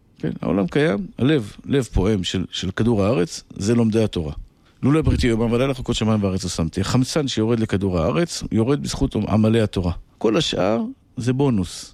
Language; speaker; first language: Hebrew; native; Hebrew